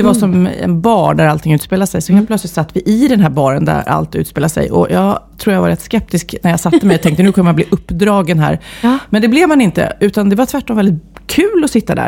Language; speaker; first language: Swedish; native; Swedish